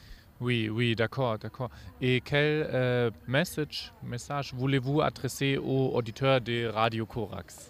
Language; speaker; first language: French; non-native, fluent; German